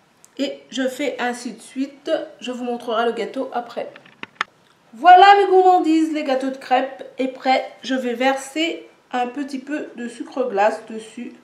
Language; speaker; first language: French; native; French